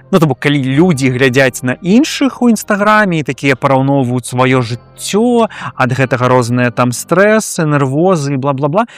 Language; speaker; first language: Belarusian; non-native, local second language; Russian